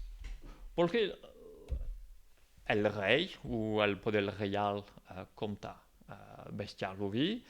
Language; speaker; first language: Catalan; non-native, local second language; French